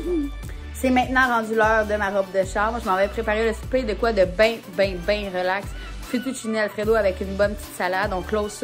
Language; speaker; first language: French; native; French